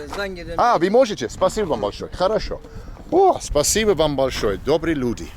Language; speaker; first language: Russian; non-native, learner; English